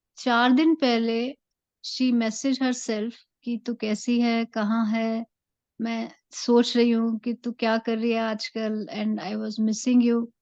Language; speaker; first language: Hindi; native; Hindi